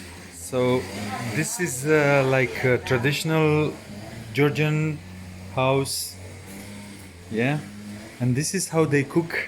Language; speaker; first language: English; non-native, learner; Romanian